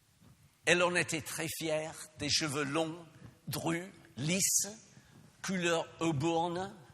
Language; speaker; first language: French; non-native, fluent; English